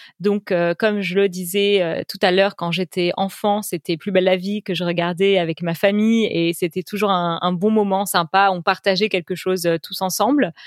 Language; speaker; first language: French; native; French